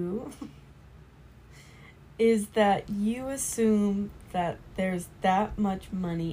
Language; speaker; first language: English; native; English